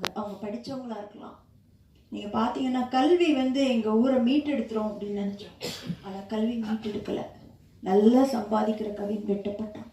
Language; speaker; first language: Tamil; native; Tamil